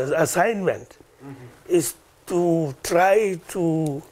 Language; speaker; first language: English; non-native, local second language; Wolof